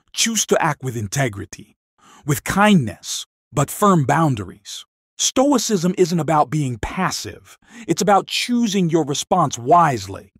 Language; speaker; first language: English; non-native, local second language; Filipino